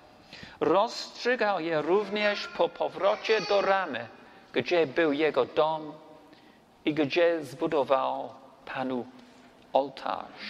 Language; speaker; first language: Polish; non-native, learner; English